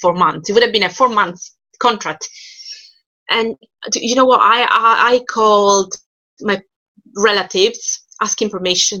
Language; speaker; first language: English; non-native, fluent; Italian